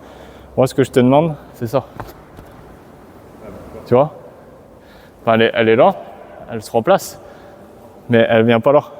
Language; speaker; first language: French; native; French